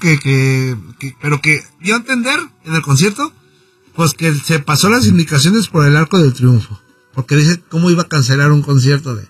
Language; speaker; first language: Spanish; native; Spanish